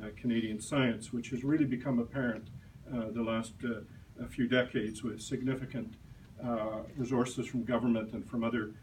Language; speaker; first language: English; native; English